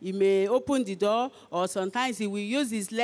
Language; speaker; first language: English; non-native, local second language; Igbo